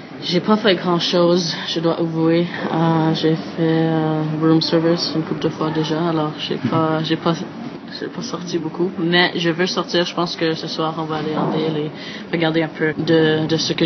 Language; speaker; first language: French; non-native, fluent; English